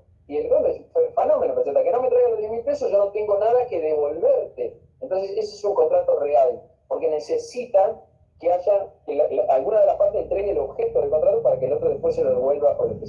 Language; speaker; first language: Spanish; native; Spanish